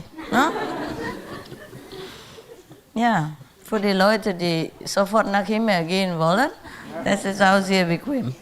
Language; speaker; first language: German; non-native, learner; Vietnamese